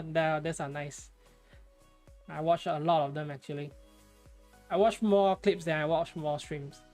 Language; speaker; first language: English; non-native, fluent; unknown